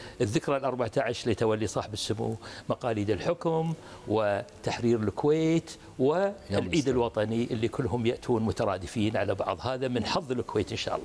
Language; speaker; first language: Arabic; native; Arabic